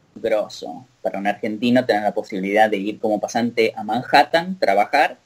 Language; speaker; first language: Spanish; native; Spanish